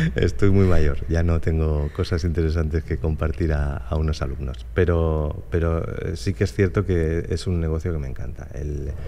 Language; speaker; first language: Spanish; native; Spanish